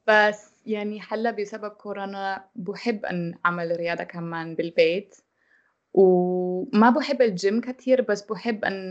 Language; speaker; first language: Arabic; non-native, learner; German